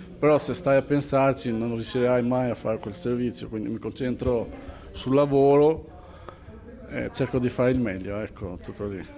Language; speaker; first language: Italian; non-native, fluent; Albanian